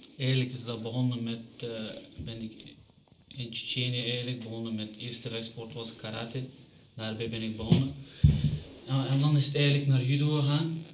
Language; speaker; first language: Dutch; non-native, fluent; Chechen